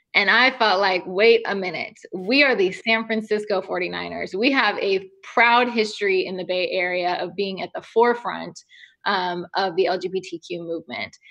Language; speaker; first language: English; native; English